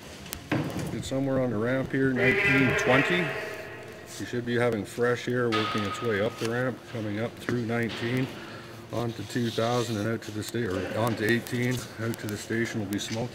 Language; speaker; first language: English; native; English